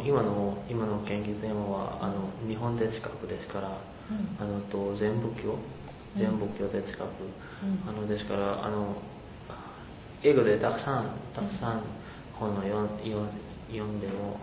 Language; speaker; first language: Japanese; non-native, learner; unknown